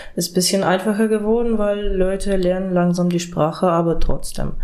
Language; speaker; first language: German; non-native, fluent; Ukrainian